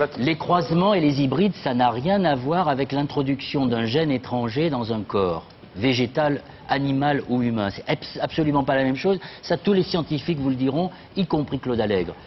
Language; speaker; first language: French; native; French